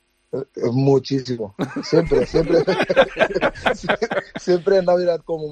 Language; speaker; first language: Spanish; non-native, fluent; Dutch